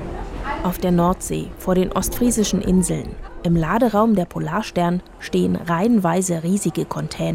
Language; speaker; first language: German; native; German